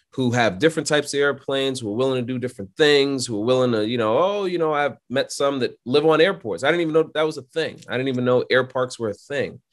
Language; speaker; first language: English; native; English